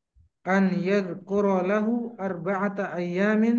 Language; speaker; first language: Arabic; non-native, learner; Indonesian